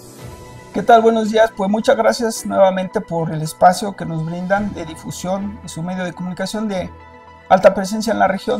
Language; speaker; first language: Spanish; native; Spanish